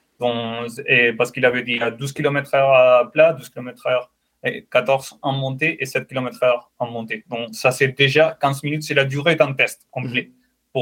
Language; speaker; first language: French; non-native, fluent; Spanish